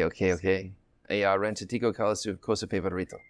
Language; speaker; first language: Spanish; non-native, learner; English